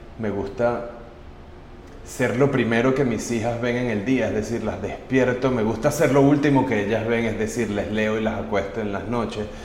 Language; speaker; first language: Spanish; native; Spanish